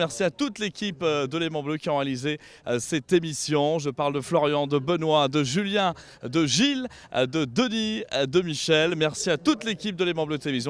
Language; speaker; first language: French; native; French